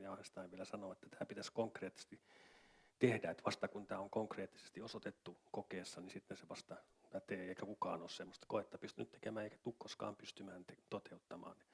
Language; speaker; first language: Finnish; native; Finnish